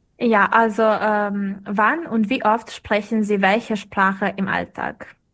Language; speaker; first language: German; non-native, fluent; Serbian